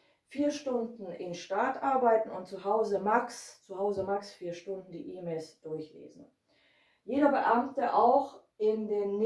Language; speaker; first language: German; non-native, fluent; Hungarian